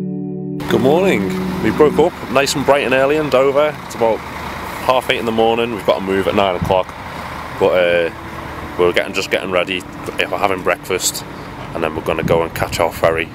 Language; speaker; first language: English; native; English